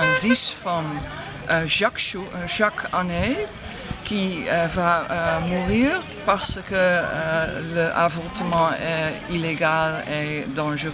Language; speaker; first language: French; non-native, learner; Dutch